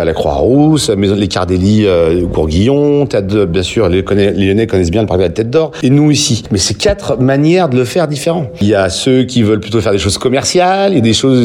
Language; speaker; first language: French; native; French